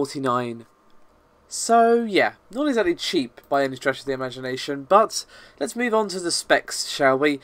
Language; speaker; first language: English; native; English